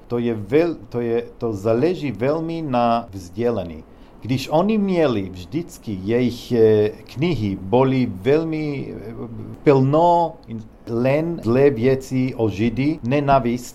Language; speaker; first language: Czech; non-native, learner; Hebrew